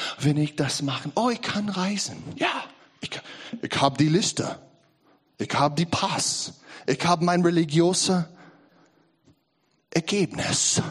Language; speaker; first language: German; non-native, learner; English